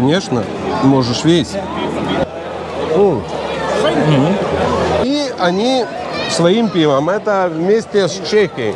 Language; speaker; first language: Russian; non-native, local second language; Lithuanian